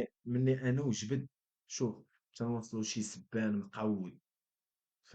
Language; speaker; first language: Arabic; native; Arabic